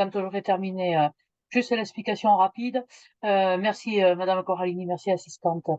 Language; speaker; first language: French; native; French